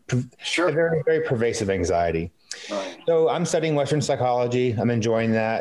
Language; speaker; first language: English; native; English